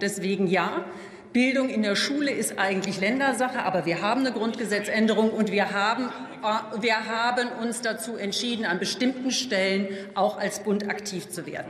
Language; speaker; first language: German; native; German